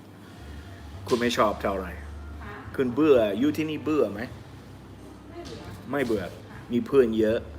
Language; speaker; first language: Thai; non-native, learner; English